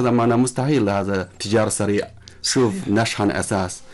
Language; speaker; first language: Arabic; non-native, learner; Chinese